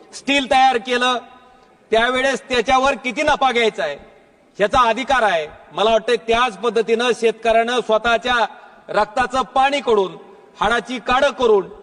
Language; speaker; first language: Marathi; native; Marathi